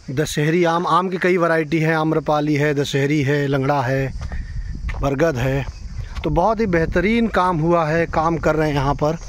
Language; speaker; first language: Hindi; native; Hindi